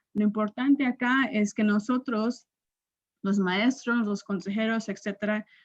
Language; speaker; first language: Spanish; early bilingual, other home language; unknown